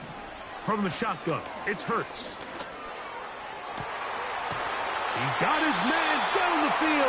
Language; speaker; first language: English; native; English